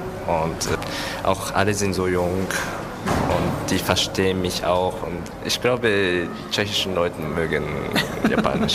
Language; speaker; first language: German; non-native, learner; Japanese